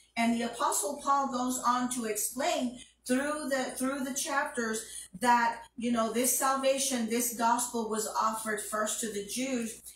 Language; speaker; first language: English; early bilingual, other home language; Spanish